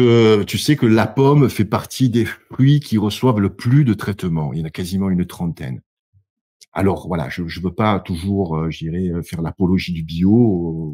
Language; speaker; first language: French; native; French